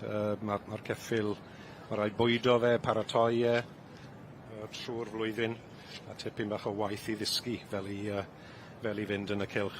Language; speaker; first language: Welsh; native; Welsh